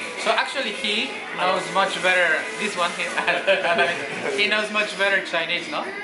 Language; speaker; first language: English; non-native, fluent; Spanish